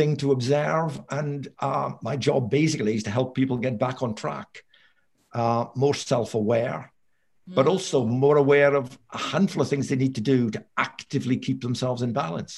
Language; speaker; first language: English; native; English